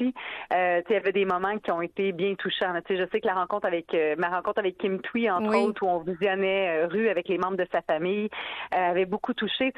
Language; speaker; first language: French; native; French